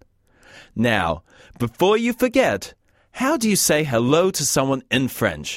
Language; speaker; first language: English; native; English